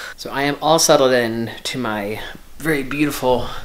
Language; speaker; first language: English; native; English